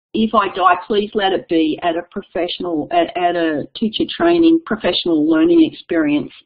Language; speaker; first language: English; native; English